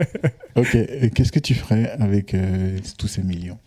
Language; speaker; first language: French; native; French